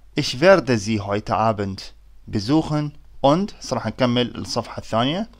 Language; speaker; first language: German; non-native, learner; Arabic